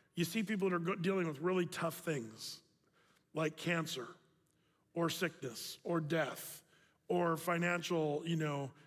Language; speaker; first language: English; native; English